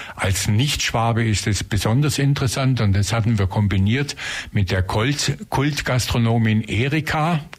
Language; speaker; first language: German; native; German